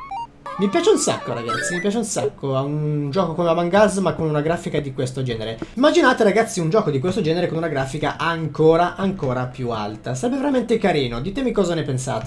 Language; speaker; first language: Italian; native; Italian